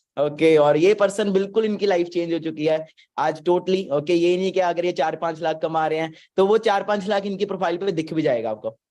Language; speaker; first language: Hindi; non-native, local second language; Punjabi